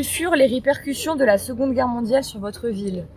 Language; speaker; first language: French; native; French